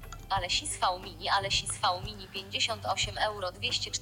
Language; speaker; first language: Polish; native; Polish